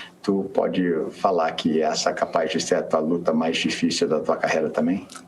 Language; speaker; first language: Portuguese; non-native, fluent; English